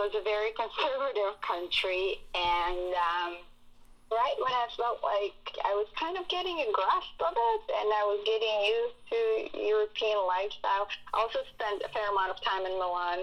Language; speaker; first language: English; non-native, fluent; Russian